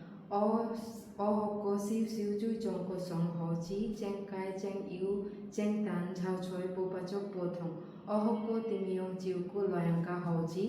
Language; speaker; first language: Cantonese; non-native, learner; Bangla